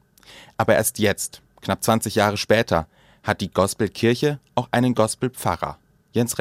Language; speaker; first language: German; native; German